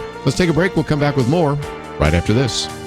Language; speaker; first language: English; native; English